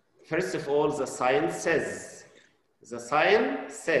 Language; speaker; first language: English; non-native, fluent; Arabic